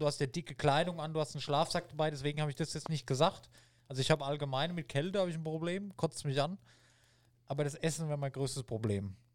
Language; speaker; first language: German; native; German